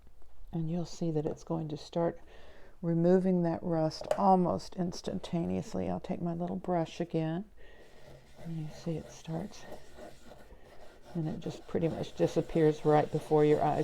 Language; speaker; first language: English; native; English